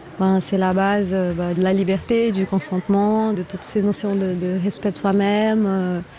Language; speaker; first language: French; non-native, fluent; Portuguese